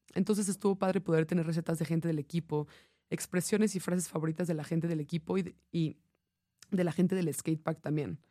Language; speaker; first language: Spanish; non-native, fluent; English